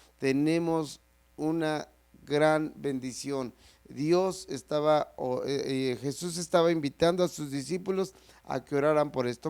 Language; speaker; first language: Spanish; native; Spanish